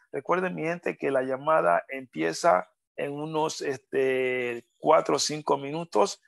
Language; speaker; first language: Spanish; native; Spanish